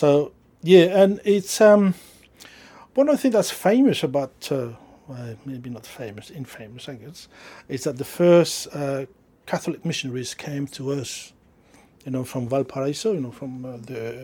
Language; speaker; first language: English; non-native, fluent; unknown